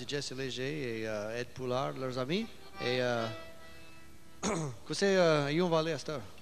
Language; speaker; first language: French; early bilingual, heritage; French